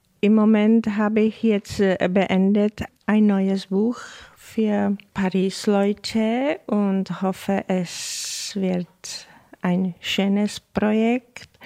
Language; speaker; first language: German; non-native, fluent; Czech